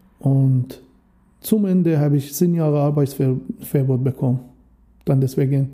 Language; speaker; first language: German; non-native, learner; Persian